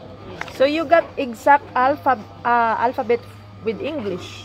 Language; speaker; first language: English; non-native, learner; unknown